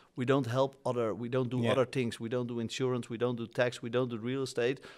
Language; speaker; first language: English; non-native, fluent; Dutch